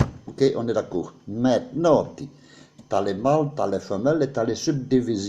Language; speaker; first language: French; native; French